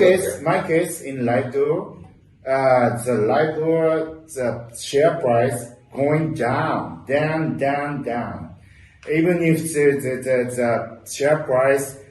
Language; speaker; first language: English; non-native, learner; Japanese